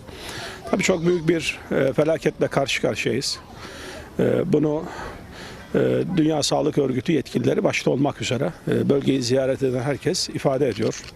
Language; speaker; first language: Turkish; native; Turkish